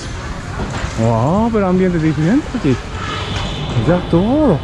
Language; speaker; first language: Spanish; non-native, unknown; Japanese